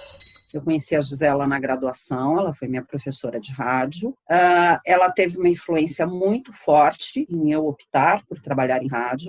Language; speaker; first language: Portuguese; native; Portuguese